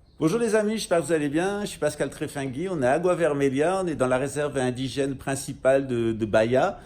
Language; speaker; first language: French; native; French